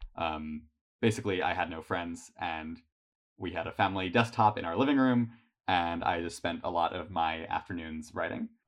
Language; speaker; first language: English; native; English